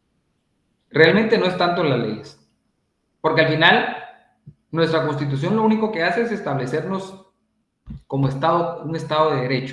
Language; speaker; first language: Spanish; native; Spanish